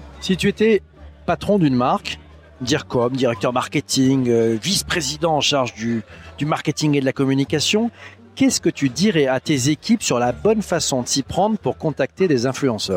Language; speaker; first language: French; native; French